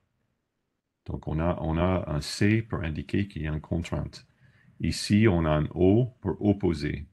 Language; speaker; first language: French; non-native, fluent; English